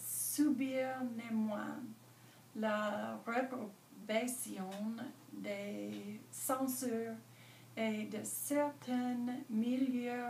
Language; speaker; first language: French; non-native, learner; English